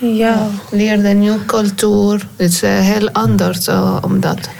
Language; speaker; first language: Dutch; non-native, learner; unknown